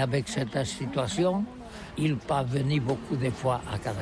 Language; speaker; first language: French; non-native, learner; Catalan